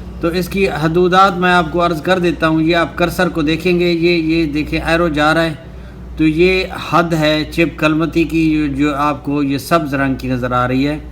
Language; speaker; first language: Urdu; non-native, local second language; Baluchi